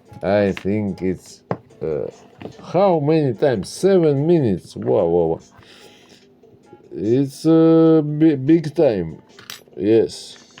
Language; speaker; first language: English; non-native, learner; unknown